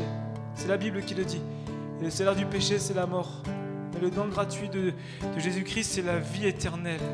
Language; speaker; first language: French; native; French